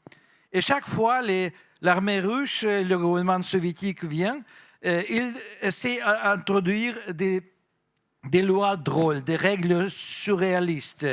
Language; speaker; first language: French; non-native, fluent; Russian